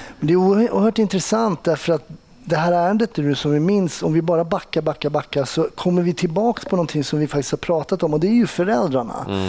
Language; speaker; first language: Swedish; native; Swedish